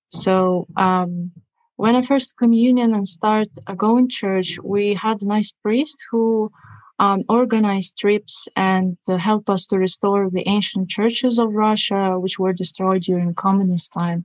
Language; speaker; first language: English; non-native, fluent; Russian